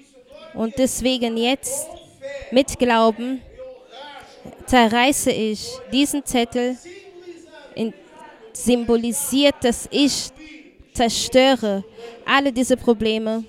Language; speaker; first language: German; non-native, fluent; Portuguese